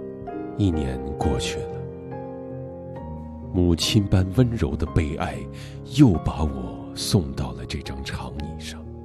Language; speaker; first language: Chinese; native; Chinese